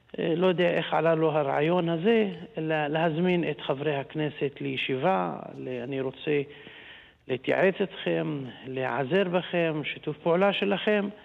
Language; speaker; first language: Hebrew; non-native, local second language; Arabic